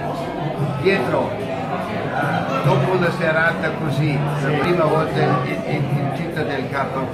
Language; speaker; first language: Italian; non-native, fluent; German